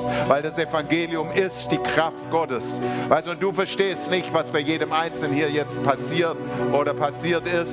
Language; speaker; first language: German; native; German